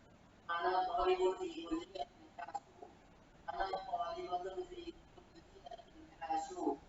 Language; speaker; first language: Arabic; non-native, learner; Indonesian